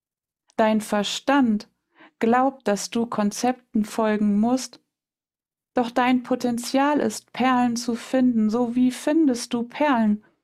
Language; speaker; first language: German; native; German